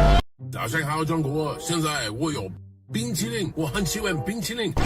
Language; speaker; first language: Chinese; non-native, learner; English